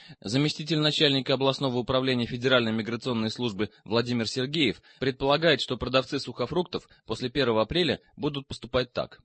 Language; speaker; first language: Russian; native; Russian